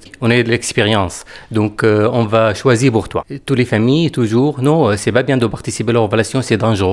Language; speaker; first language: French; non-native, fluent; Arabic